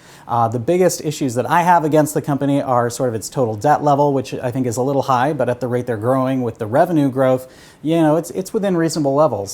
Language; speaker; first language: English; native; English